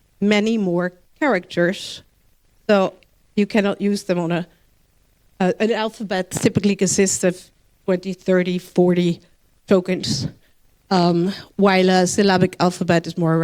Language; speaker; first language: English; non-native, fluent; Dutch